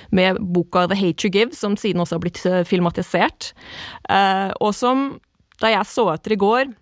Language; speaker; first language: Norwegian; native; Norwegian